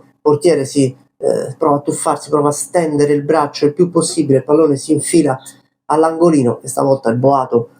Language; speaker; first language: Italian; native; Italian